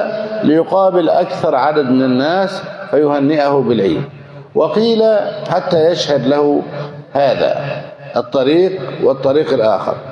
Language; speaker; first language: Arabic; native; Arabic